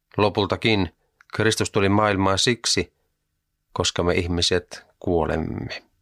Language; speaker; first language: Finnish; native; Finnish